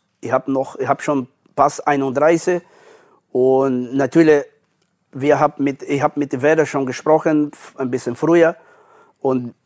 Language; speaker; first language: German; non-native, learner; Portuguese